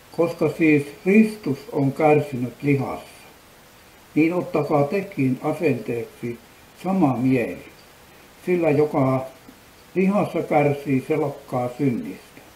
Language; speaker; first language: Finnish; native; Finnish